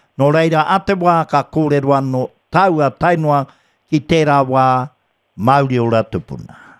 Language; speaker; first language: Māori; native; Māori